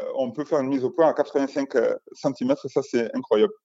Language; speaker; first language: French; native; French